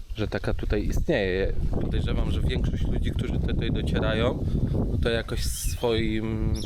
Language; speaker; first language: Polish; native; Polish